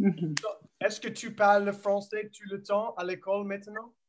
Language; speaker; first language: French; non-native, learner; English